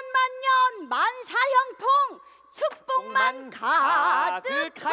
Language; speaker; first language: Korean; native; Korean